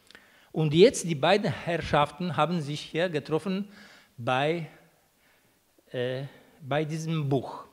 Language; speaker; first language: German; non-native, fluent; Polish